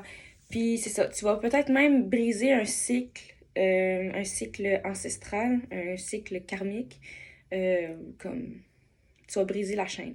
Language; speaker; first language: French; native; French